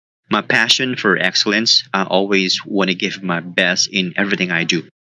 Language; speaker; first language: English; non-native, local second language; Filipino